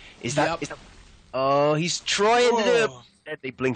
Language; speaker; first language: English; native; English